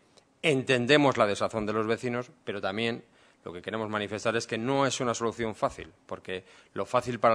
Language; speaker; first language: Spanish; native; Spanish